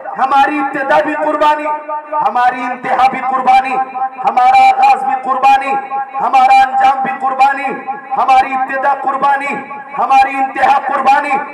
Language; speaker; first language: Urdu; native; Urdu